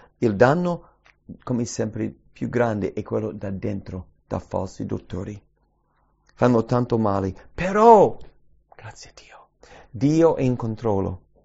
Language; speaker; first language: Italian; early bilingual, heritage; English